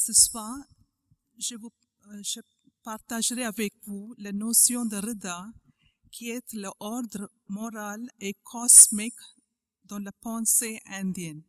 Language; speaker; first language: French; non-native, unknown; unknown